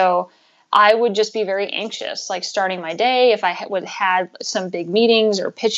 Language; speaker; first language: English; native; English